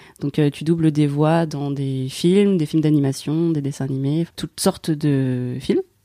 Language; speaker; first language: French; native; French